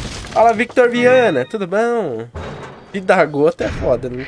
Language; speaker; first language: Portuguese; native; Portuguese